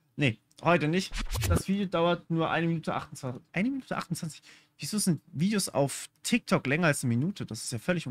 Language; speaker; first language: German; native; German